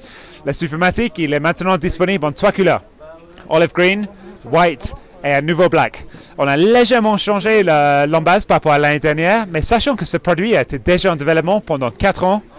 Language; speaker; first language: French; non-native, fluent; English